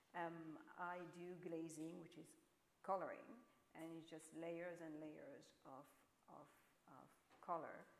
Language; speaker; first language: English; non-native, fluent; French